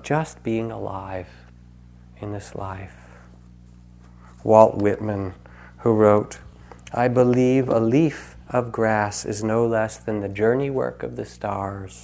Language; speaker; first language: English; native; English